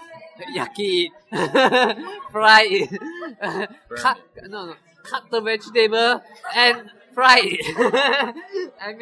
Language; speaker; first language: English; non-native, fluent; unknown